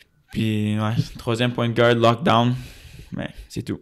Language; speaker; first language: French; non-native, local second language; English